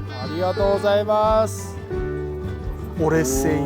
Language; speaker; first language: Japanese; native; Japanese